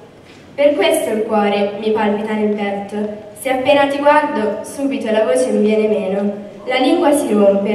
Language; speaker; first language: Italian; native; Italian